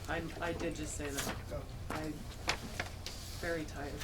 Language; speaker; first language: English; native; English